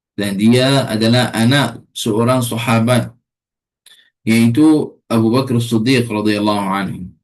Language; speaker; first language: Malay; non-native, fluent; Arabic